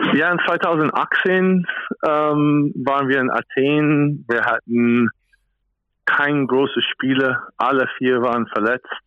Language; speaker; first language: German; non-native, fluent; English